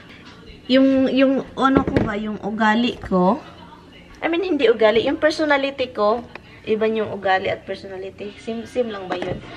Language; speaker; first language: Filipino; native; Filipino